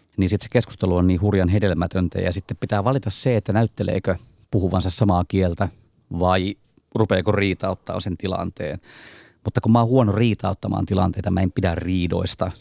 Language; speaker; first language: Finnish; native; Finnish